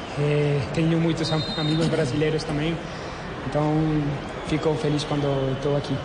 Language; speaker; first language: Portuguese; non-native, learner; Spanish